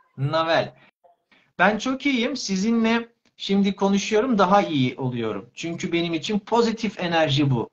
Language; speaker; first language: Turkish; native; Turkish